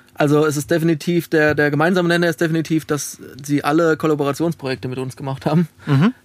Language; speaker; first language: German; native; German